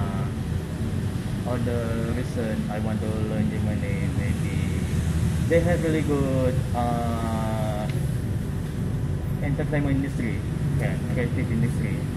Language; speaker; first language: English; non-native, learner; Indonesian